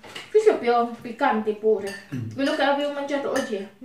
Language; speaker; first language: Italian; non-native, learner; Filipino